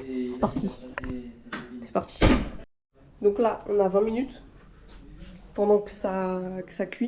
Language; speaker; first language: French; native; French